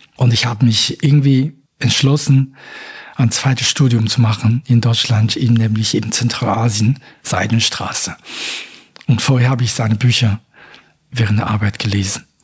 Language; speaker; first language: German; non-native, fluent; Chinese